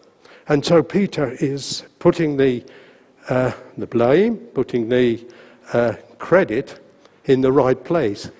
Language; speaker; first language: English; native; English